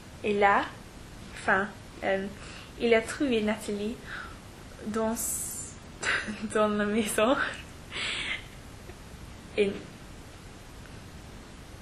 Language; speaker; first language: French; non-native, learner; English